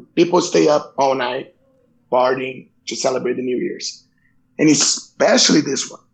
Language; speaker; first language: English; non-native, fluent; Portuguese